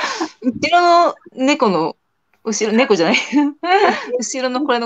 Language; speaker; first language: Japanese; native; Japanese